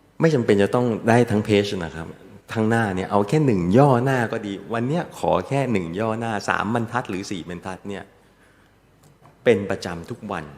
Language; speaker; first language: Thai; native; Thai